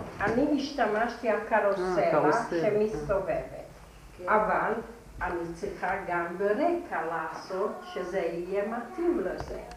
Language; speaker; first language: Hebrew; non-native, fluent; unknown